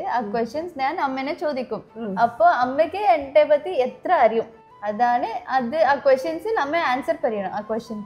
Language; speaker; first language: Malayalam; non-native, learner; Kannada